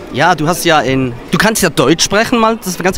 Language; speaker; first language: German; native; German